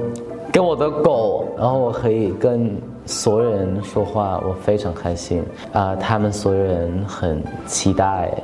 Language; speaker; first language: Chinese; non-native, learner; Thai